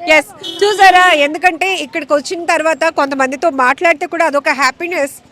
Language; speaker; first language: Telugu; native; Telugu